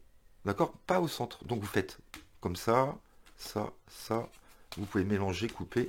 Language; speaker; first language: French; native; French